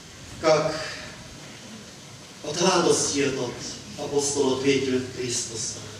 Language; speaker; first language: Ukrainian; non-native, learner; Hungarian